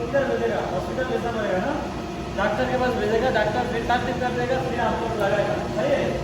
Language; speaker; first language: Hindi; non-native, local second language; Bangla